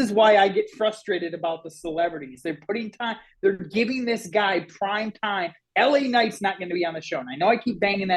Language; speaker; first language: English; native; English